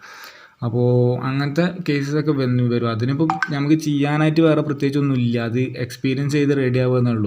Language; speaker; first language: Malayalam; native; Malayalam